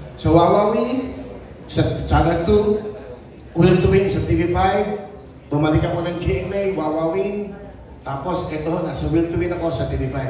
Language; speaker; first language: Filipino; native; Filipino